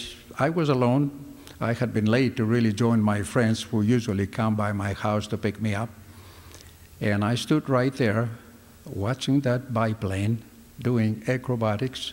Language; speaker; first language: English; non-native, fluent; Greek